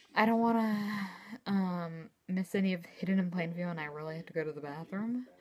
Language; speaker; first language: English; native; English